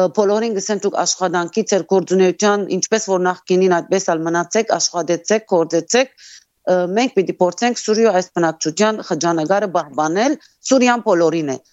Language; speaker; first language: Armenian; early bilingual, heritage; Armenian